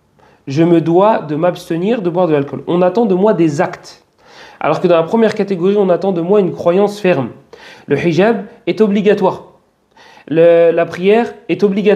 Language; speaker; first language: French; native; French